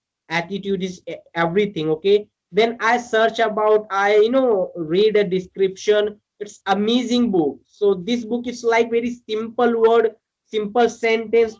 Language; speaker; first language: English; non-native, learner; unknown